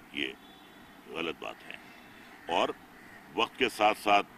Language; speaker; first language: Hindi; native; Hindi